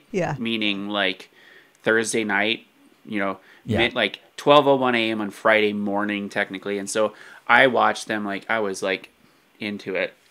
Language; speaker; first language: English; native; English